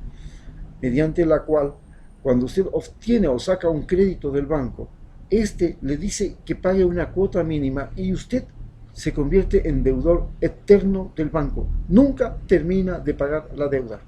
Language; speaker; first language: Spanish; native; Spanish